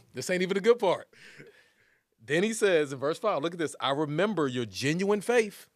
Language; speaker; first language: English; native; English